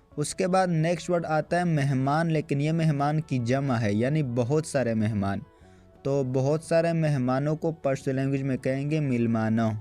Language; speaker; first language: Urdu; non-native, local second language; Pashto